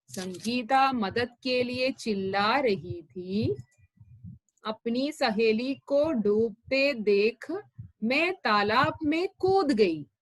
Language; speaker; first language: Hindi; non-native, local second language; Malayalam